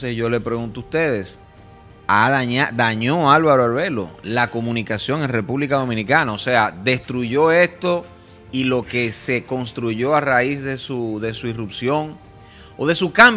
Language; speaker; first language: Spanish; native; Spanish